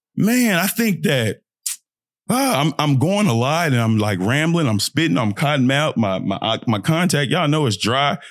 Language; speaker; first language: English; early bilingual, other home language; Yoruba